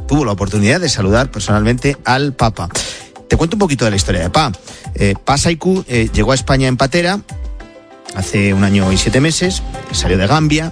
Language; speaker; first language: Spanish; native; Spanish